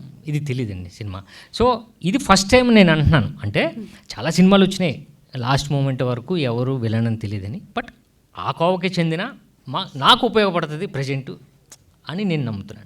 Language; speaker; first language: Telugu; native; Telugu